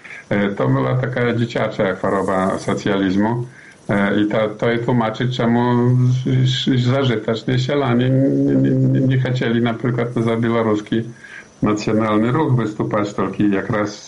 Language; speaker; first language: Polish; non-native, learner; Belarusian